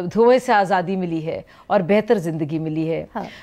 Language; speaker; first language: Hindi; native; Hindi